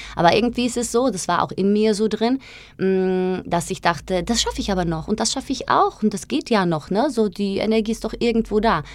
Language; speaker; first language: German; non-native, fluent; Slovak